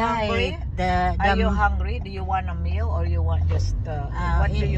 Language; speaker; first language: English; non-native, fluent; Filipino